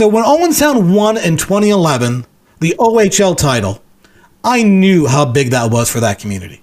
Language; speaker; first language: English; native; English